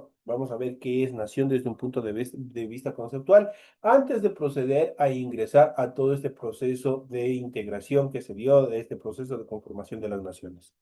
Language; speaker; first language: Spanish; native; Spanish